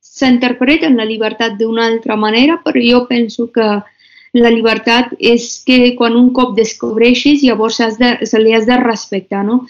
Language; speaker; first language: Catalan; non-native, fluent; Persian